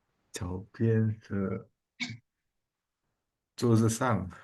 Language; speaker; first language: Chinese; non-native, learner; Indonesian